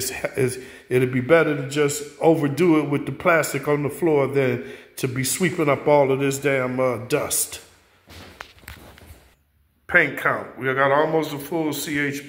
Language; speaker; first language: English; native; English